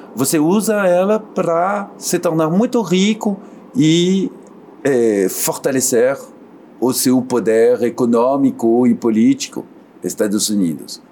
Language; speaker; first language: Portuguese; non-native, fluent; French